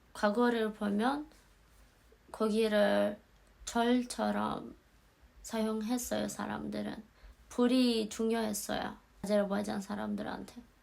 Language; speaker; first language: Korean; non-native, fluent; Azerbaijani